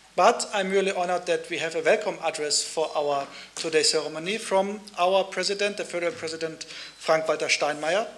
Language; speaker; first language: English; non-native, fluent; German